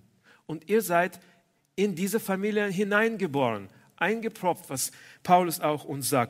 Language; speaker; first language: German; non-native, fluent; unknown